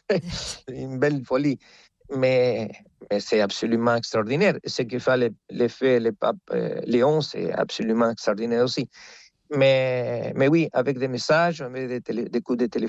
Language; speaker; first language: French; non-native, fluent; Spanish